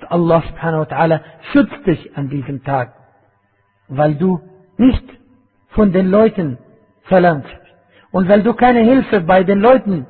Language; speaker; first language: German; non-native, fluent; Arabic